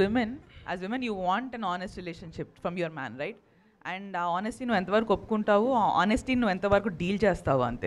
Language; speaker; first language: Telugu; native; Telugu